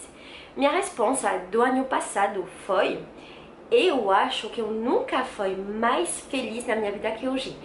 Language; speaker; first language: Portuguese; non-native, learner; French